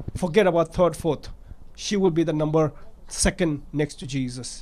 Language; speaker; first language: English; non-native, local second language; Nepali